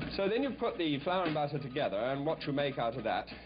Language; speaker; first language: English; native; English